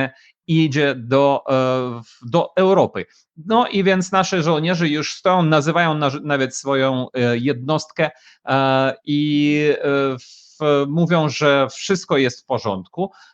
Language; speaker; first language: Polish; non-native, fluent; Ukrainian